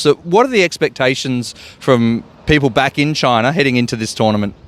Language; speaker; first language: English; native; English